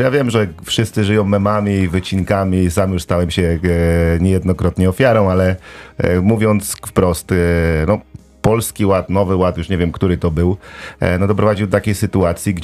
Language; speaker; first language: Polish; native; Polish